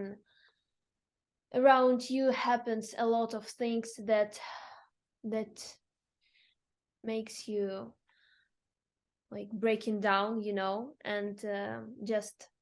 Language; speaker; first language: English; non-native, fluent; Ukrainian